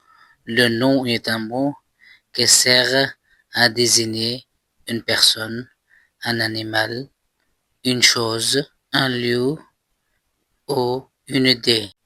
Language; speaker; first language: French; non-native, fluent; Persian